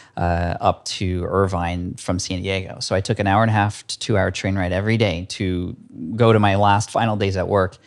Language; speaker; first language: English; early bilingual, other home language; Filipino